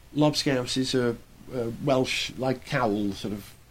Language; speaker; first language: English; native; English